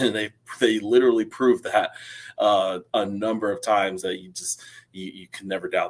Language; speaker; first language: English; native; English